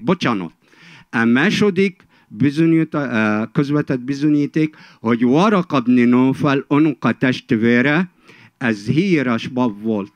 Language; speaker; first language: Hungarian; non-native, fluent; Arabic